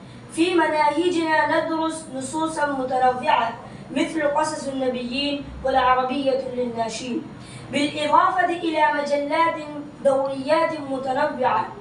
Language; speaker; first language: Arabic; non-native, learner; Urdu